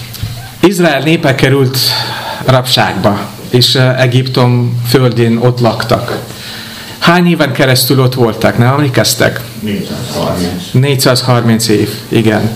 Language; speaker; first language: Hungarian; non-native, fluent; English